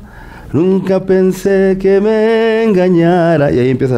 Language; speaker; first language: Spanish; native; Spanish